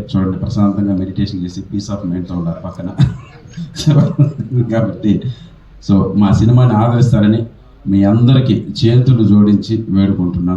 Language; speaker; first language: Telugu; native; Telugu